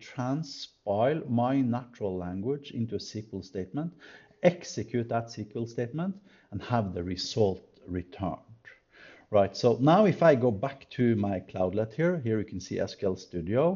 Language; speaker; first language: English; non-native, fluent; Norwegian